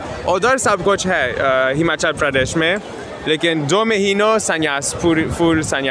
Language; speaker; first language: Hindi; non-native, learner; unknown